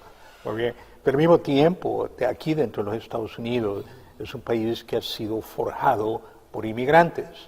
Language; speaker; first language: Spanish; native; Spanish